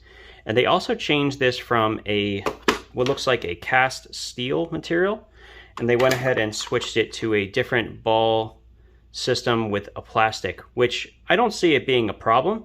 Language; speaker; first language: English; native; English